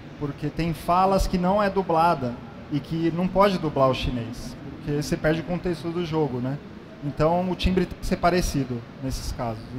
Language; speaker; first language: Portuguese; native; Portuguese